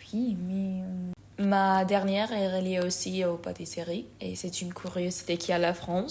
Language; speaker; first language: French; non-native, learner; Spanish